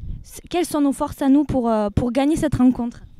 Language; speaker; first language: French; native; French